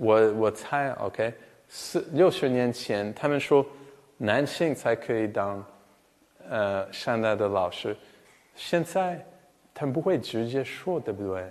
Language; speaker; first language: Chinese; non-native, fluent; English